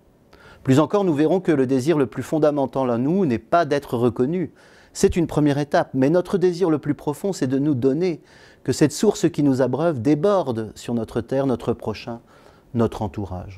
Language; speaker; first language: French; native; French